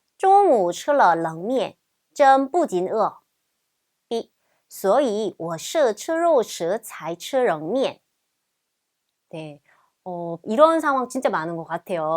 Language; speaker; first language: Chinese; non-native, fluent; Korean